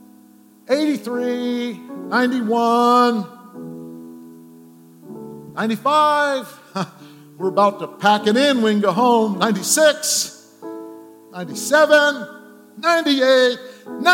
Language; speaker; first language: English; native; English